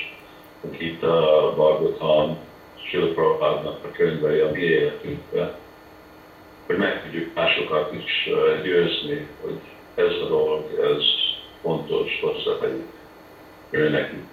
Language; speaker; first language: Hungarian; early bilingual, heritage; Hungarian